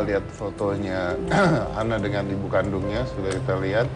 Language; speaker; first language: Indonesian; native; Indonesian